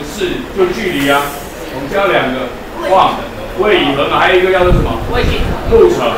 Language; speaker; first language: Chinese; native; Chinese